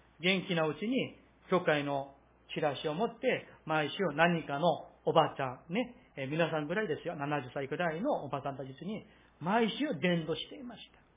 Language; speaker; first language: Japanese; non-native, fluent; Korean